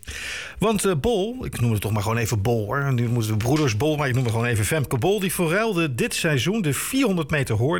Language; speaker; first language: Dutch; native; Dutch